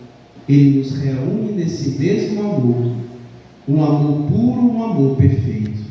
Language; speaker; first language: Portuguese; native; Portuguese